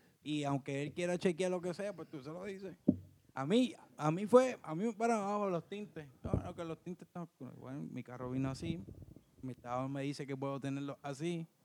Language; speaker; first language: Spanish; early bilingual, heritage; Spanish